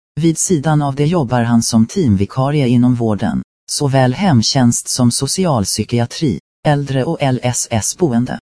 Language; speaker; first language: Swedish; native; Swedish